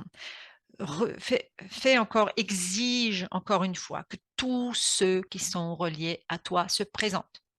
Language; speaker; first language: French; native; French